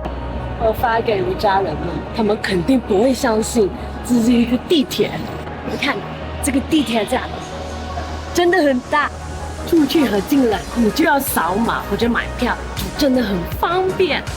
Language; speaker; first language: Chinese; non-native, fluent; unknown